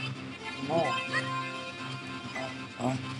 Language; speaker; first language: French; native; French